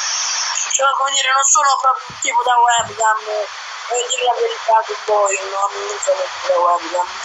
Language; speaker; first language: Italian; native; Italian